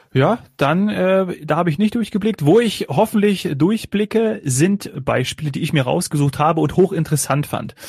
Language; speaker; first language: German; native; German